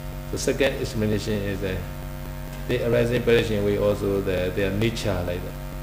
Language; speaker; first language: English; non-native, learner; Burmese